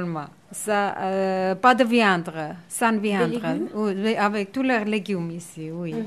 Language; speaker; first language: French; non-native, learner; Armenian